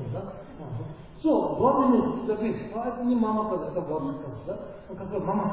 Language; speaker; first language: Russian; non-native, learner; Tibetan